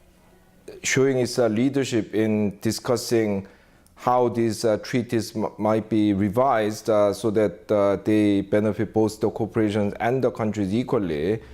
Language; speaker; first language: English; non-native, fluent; Korean